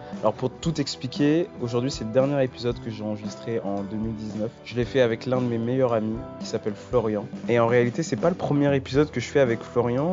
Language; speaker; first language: French; native; French